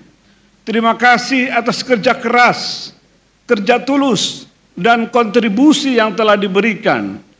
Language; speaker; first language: Indonesian; native; Indonesian